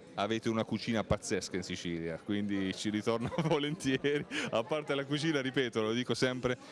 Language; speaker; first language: Italian; native; Italian